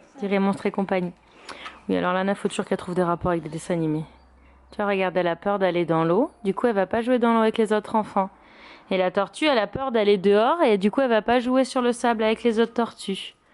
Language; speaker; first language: French; native; French